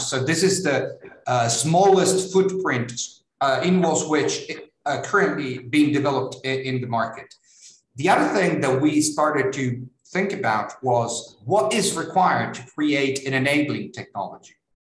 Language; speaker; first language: English; non-native, fluent; Italian